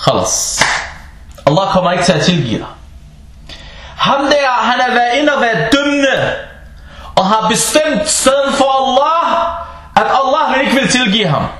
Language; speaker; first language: Danish; non-native, fluent; Arabic